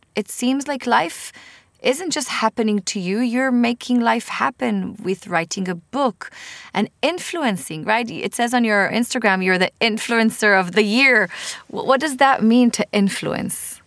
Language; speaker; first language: English; non-native, fluent; Hebrew